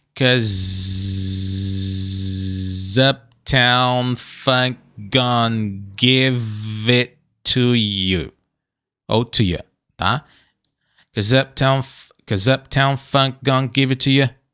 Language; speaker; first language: English; non-native, fluent; Portuguese